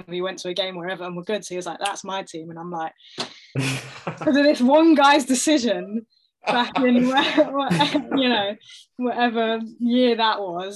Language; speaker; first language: English; native; English